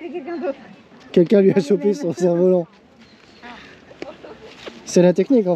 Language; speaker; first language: French; native; French